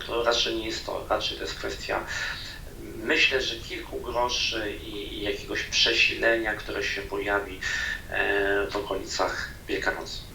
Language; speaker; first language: Polish; native; Polish